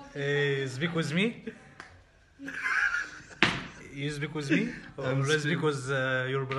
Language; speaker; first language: English; non-native, learner; Arabic